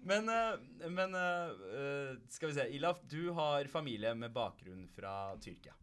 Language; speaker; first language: Norwegian; early bilingual, other home language; Punjabi